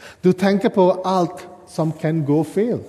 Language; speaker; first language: Swedish; non-native, fluent; English